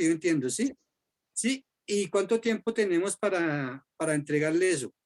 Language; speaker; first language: Spanish; native; Spanish